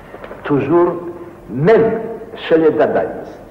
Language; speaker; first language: French; non-native, fluent; Polish